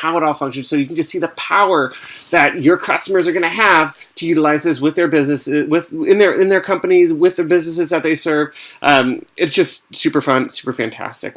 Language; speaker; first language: English; native; English